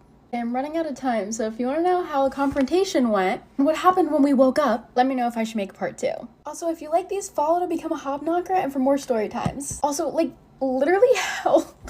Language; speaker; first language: English; native; English